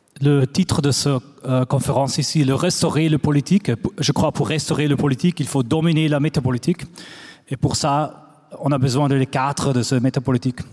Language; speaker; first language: French; non-native, fluent; German